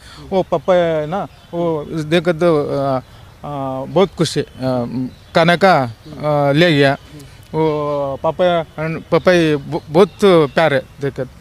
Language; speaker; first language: Hindi; non-native, local second language; Kannada